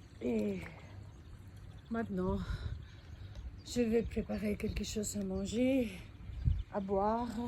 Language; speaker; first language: French; non-native, fluent; Spanish